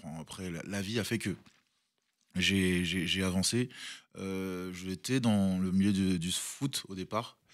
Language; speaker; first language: French; early bilingual, other home language; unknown